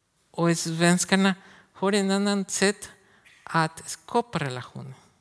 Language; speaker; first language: Swedish; non-native, learner; Spanish